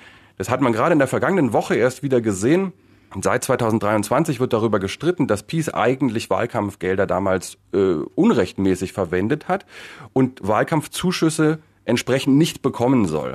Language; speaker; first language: German; native; German